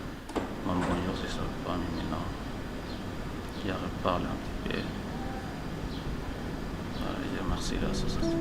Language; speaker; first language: French; non-native, learner; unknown